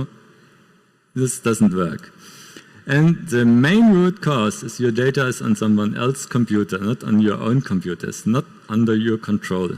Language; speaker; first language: English; non-native, fluent; German